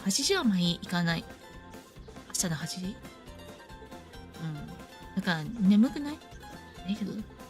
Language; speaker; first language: Japanese; non-native, fluent; English